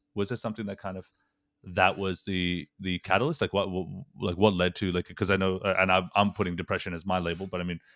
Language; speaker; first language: English; early bilingual, other home language; Urdu